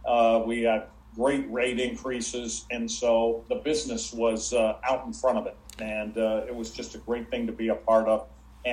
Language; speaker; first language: English; native; English